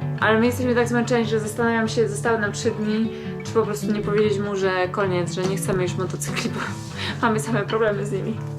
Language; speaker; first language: Polish; native; Polish